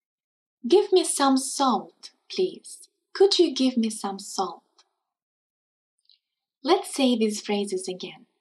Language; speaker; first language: English; non-native, fluent; Russian